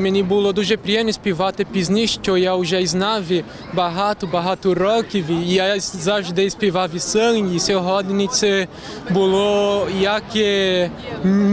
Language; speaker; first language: Ukrainian; early bilingual, heritage; Ukrainian